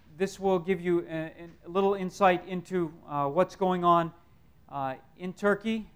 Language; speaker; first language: English; native; English